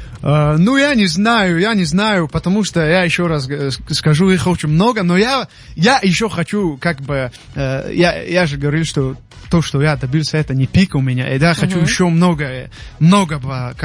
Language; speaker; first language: Russian; non-native, local second language; Tajik